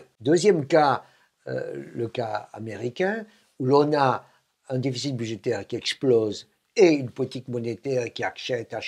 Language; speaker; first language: French; native; French